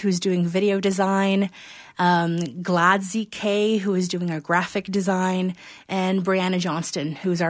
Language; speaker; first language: English; non-native, local second language; Filipino